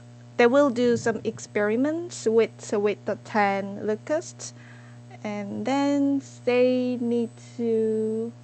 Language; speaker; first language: English; non-native, learner; Korean